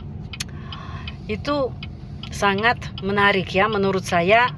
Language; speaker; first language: Indonesian; non-native, fluent; Russian